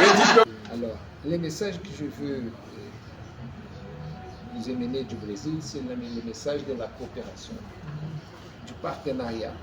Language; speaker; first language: French; non-native, fluent; Portuguese